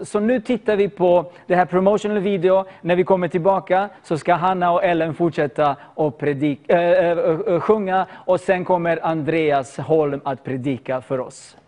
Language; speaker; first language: Swedish; non-native, fluent; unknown